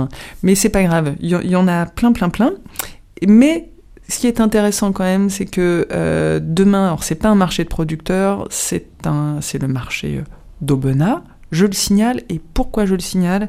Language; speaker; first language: French; native; French